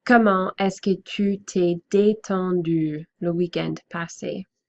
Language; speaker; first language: French; non-native, fluent; English